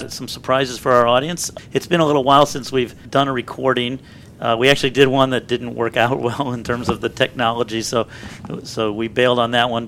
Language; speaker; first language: English; native; English